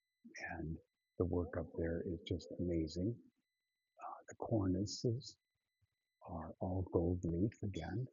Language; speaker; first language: English; native; English